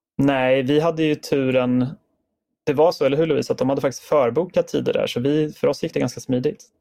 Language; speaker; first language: Swedish; native; Swedish